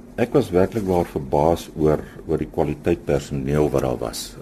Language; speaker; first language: Afrikaans; native; Afrikaans